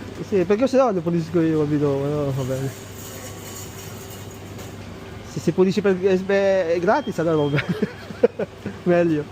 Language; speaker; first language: Italian; non-native, learner; Filipino